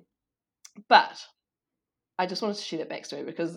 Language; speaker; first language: English; native; English